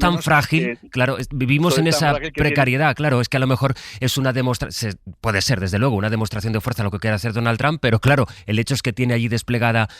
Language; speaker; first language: Spanish; native; Spanish